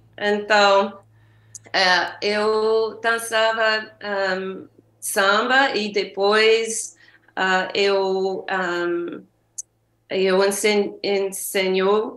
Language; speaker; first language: Portuguese; non-native, learner; English